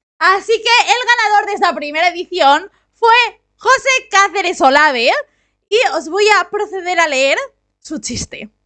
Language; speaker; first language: Spanish; native; Spanish